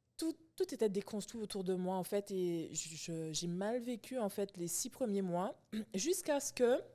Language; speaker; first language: French; native; French